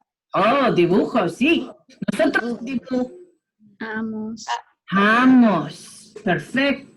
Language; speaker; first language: Spanish; non-native, fluent; English